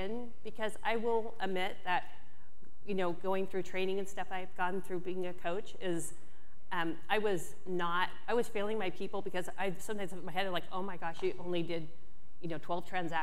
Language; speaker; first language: English; native; English